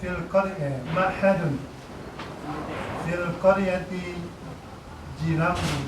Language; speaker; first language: Arabic; non-native, learner; Indonesian